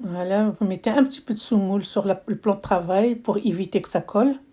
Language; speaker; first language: French; non-native, local second language; Arabic